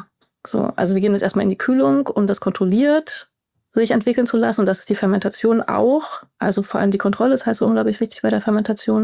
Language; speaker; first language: German; native; German